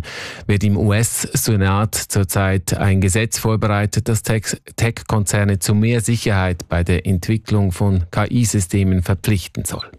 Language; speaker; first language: German; native; German